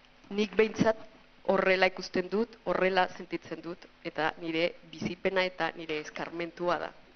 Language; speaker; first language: Basque; non-native, fluent; Spanish